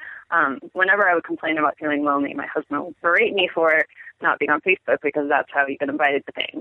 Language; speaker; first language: English; native; English